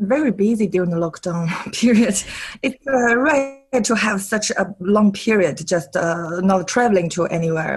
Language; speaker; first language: English; non-native, fluent; Chinese